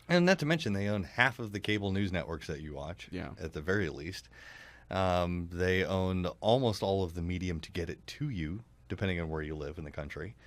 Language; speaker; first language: English; native; English